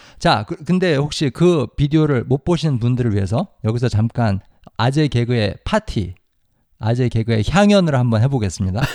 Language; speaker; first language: Korean; native; Korean